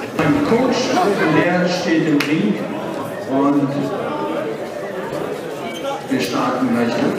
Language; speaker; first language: German; native; German